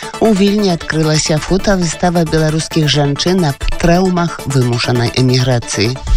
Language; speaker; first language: Belarusian; native; Belarusian